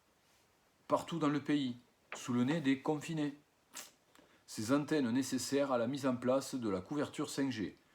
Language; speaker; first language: French; native; French